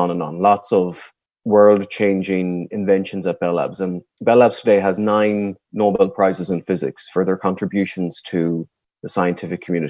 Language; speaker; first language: English; native; English